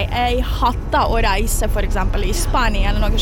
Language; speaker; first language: Norwegian; non-native, learner; Ukrainian